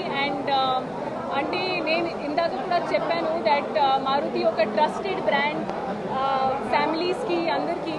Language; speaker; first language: Telugu; non-native, fluent; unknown